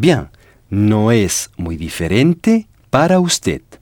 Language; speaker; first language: Spanish; non-native, fluent; French